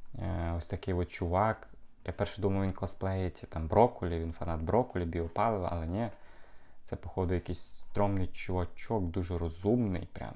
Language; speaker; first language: Ukrainian; non-native, local second language; Russian